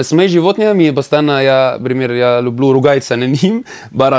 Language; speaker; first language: Russian; non-native, learner; Arabic